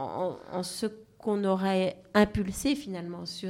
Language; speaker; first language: French; native; French